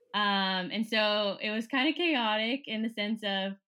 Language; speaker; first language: English; native; English